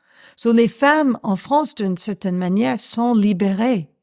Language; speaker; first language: French; non-native, fluent; English